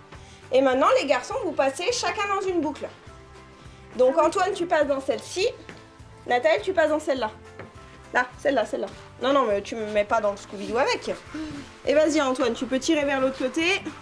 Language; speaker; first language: French; native; French